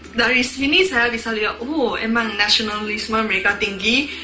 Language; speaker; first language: Indonesian; non-native, fluent; Min Nan Chinese